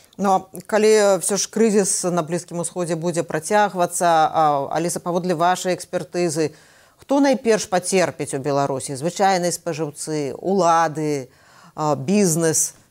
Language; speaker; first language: Belarusian; non-native, local second language; Russian